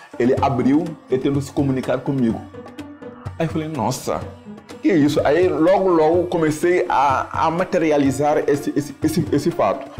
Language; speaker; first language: Portuguese; non-native, fluent; Wolof